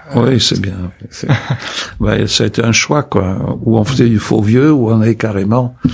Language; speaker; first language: French; native; French